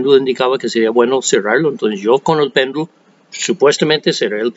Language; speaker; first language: Spanish; non-native, fluent; English